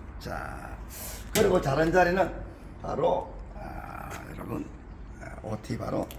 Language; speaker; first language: Korean; native; Korean